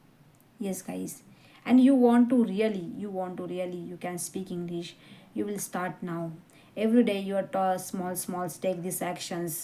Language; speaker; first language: English; non-native, learner; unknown